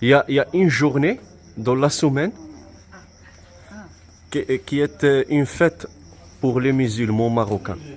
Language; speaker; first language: French; non-native, learner; Arabic